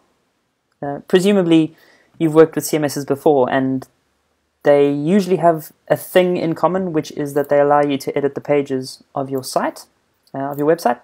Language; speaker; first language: English; native; English